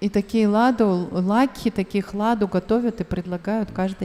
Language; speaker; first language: Russian; native; Russian